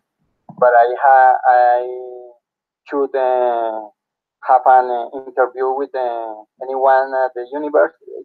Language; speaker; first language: English; non-native, learner; Spanish